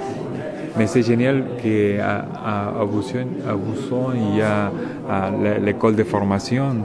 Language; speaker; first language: French; non-native, learner; Spanish